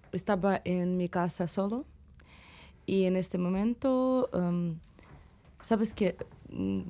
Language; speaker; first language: Spanish; non-native, fluent; Ukrainian